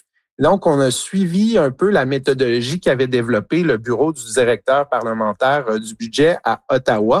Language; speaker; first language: French; native; French